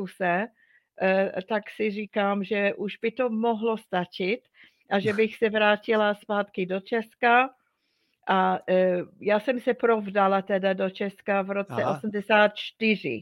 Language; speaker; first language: Czech; non-native, fluent; English